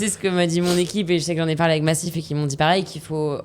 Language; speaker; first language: French; native; French